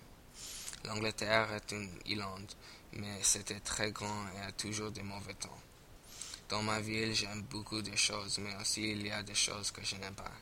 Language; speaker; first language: French; non-native, learner; English